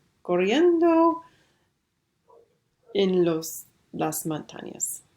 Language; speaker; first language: Spanish; non-native, learner; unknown